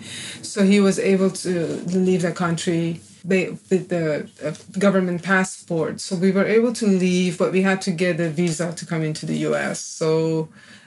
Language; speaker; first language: English; non-native, fluent; Persian